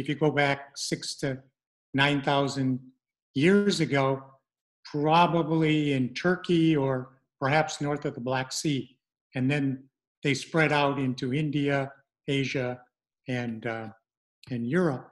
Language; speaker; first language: English; native; English